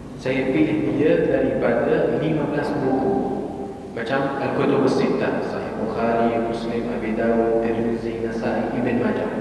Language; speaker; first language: Malay; non-native, fluent; Arabic